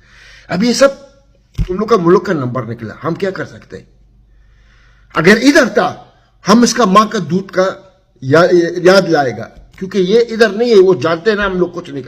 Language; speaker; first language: Hindi; non-native, learner; Arabic